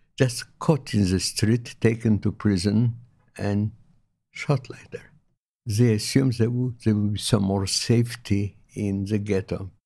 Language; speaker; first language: English; non-native, fluent; Lithuanian